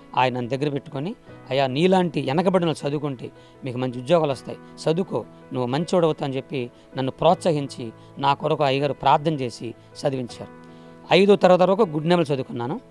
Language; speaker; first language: Telugu; non-native, local second language; Koya